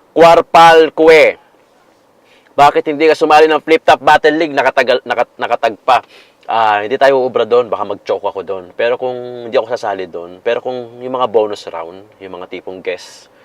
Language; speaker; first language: Filipino; native; Filipino